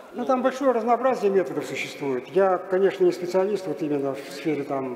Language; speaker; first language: Russian; native; Russian